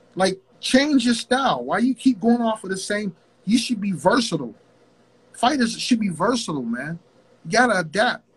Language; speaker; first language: English; native; English